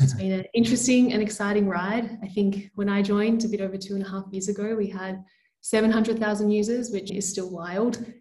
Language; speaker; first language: English; native; English